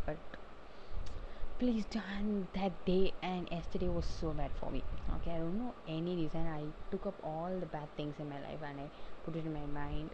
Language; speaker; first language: English; non-native, local second language; Tamil